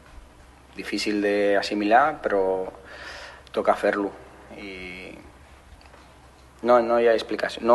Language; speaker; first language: Catalan; non-native, fluent; Spanish